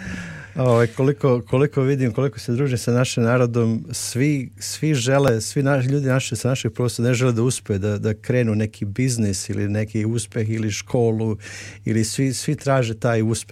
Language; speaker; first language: Serbian; native; Serbian